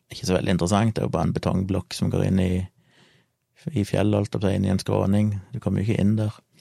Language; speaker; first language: Norwegian; native; Norwegian